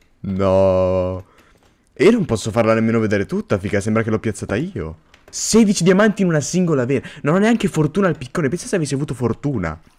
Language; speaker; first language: Italian; native; Italian